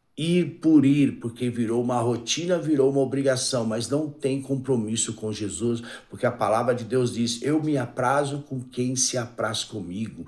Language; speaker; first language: Portuguese; native; Portuguese